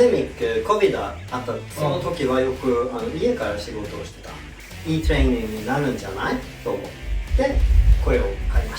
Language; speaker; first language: Japanese; non-native, fluent; Swedish